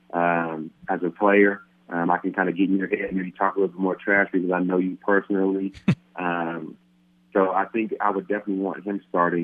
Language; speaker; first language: English; native; English